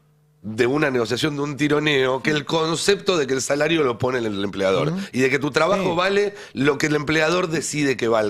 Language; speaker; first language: Spanish; native; Spanish